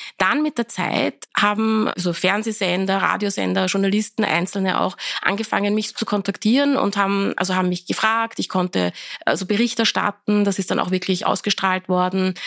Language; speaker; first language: German; early bilingual, other home language; Persian